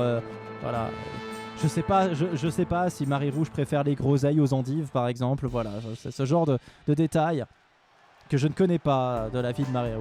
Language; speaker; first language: French; native; French